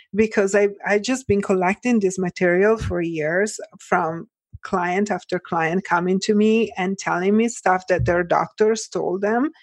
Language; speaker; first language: English; early bilingual, other home language; Italian